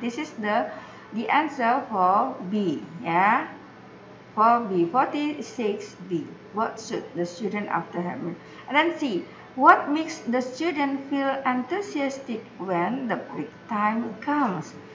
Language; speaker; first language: English; non-native, fluent; Indonesian